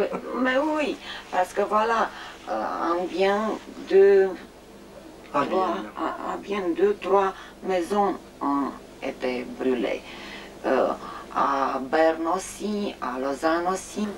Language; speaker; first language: French; non-native, learner; Romanian